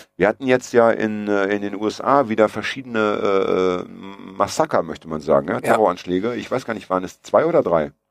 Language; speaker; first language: German; early bilingual, other home language; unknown